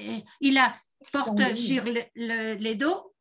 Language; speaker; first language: French; non-native, fluent; Spanish